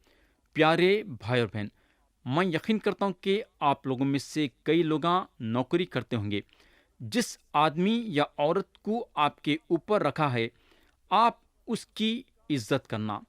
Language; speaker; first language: Urdu; native; Urdu